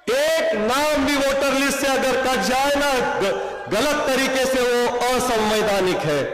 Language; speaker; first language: Hindi; non-native, local second language; Marathi